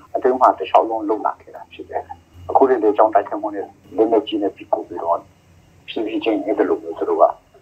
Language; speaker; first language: Burmese; non-native, local second language; Hakha Chin